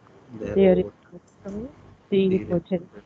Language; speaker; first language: German; non-native, learner; Hindi